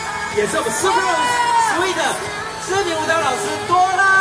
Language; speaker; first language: Chinese; native; Chinese